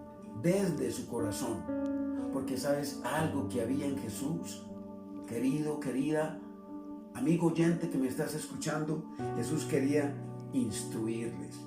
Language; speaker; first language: Spanish; native; Spanish